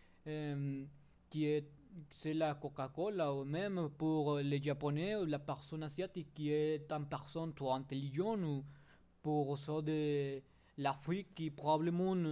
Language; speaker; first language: French; non-native, learner; Spanish